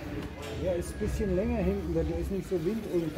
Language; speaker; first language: German; native; German